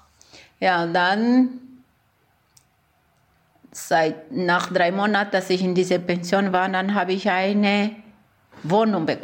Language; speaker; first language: German; non-native, learner; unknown